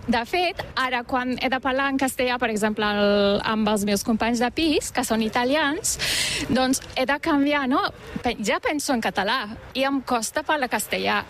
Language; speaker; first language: Catalan; non-native, fluent; Turkish